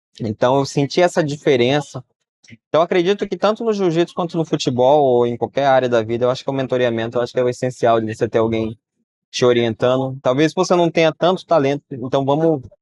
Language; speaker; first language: Portuguese; early bilingual, heritage; Portuguese